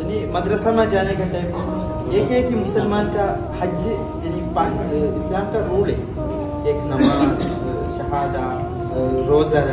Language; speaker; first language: Hindi; non-native, local second language; Malayalam